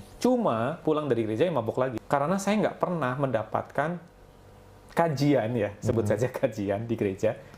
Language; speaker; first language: Indonesian; non-native, local second language; Javanese